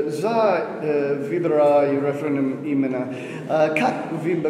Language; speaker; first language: Russian; non-native, learner; English